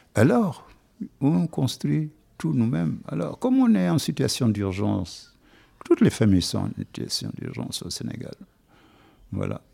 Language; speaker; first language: French; non-native, local second language; Wolof